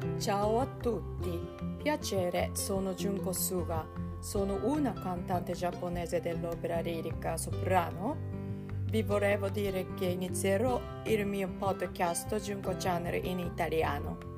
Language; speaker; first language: Italian; non-native, fluent; Japanese